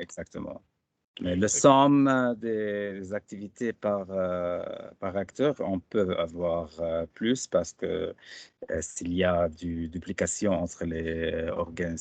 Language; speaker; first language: French; non-native, fluent; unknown